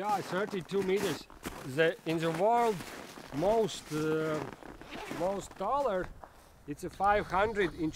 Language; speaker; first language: English; non-native, learner; Latvian